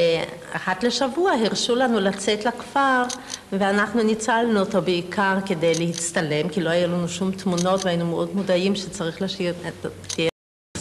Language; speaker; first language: Hebrew; non-native, fluent; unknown